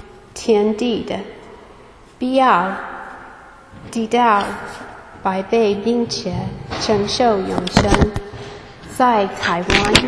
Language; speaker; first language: Chinese; non-native, fluent; English